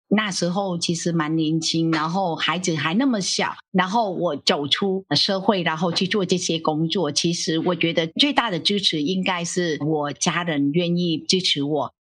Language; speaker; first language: Chinese; non-native, fluent; Vietnamese